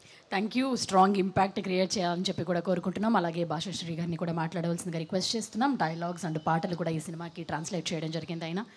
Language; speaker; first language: Telugu; native; Telugu